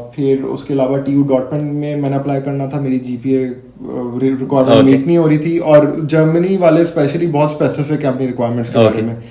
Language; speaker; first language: Urdu; native; Urdu